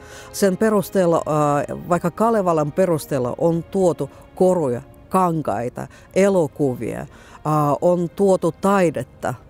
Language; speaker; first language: Finnish; non-native, fluent; Russian